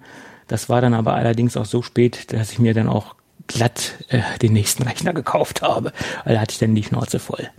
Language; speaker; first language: German; native; German